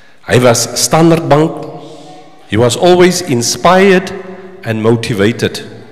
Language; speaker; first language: English; non-native, local second language; Afrikaans